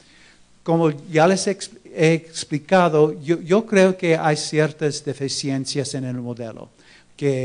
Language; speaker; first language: Spanish; non-native, fluent; English